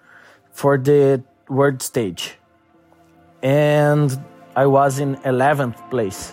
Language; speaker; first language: English; non-native, learner; Portuguese